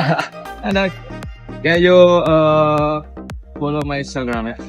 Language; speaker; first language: English; non-native, learner; Indonesian